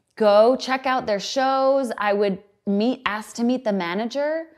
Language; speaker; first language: English; native; English